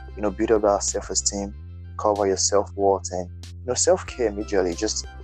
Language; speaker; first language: English; non-native, local second language; Yoruba